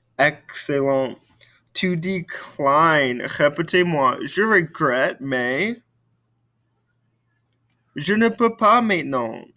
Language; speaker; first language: French; non-native, fluent; English